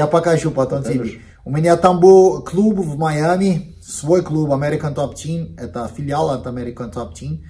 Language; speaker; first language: Russian; non-native, learner; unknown